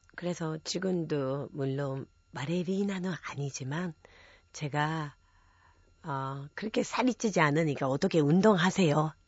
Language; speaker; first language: Korean; non-native, fluent; Japanese